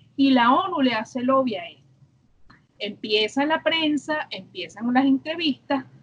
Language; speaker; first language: Spanish; native; Spanish